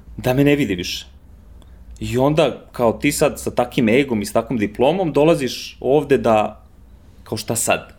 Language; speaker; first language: Serbian; early bilingual, heritage; Serbian